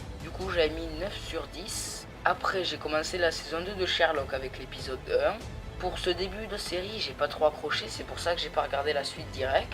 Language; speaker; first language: French; native; French